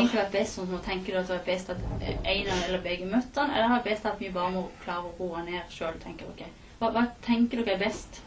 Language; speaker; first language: Norwegian; native; Norwegian